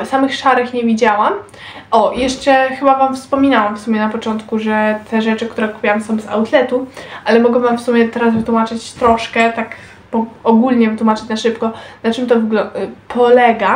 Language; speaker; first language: Polish; native; Polish